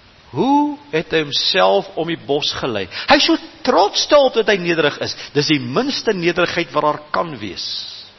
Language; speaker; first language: Afrikaans; native; Afrikaans